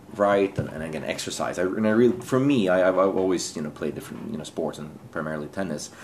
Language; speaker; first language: English; non-native, fluent; Swedish